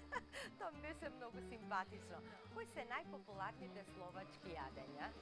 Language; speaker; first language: Macedonian; native; Macedonian